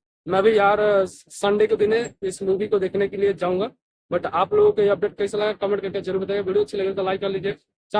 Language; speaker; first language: Hindi; non-native, local second language; Bhojpuri